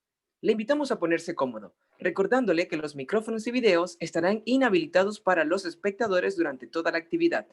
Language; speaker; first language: Spanish; native; Spanish